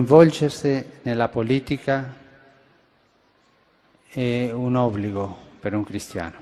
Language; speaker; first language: Italian; non-native, fluent; Spanish